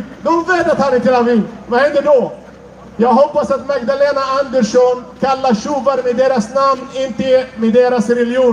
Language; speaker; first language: Swedish; non-native, fluent; Arabic